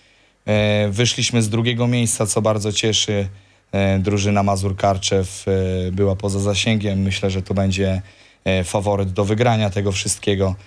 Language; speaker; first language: Polish; native; Polish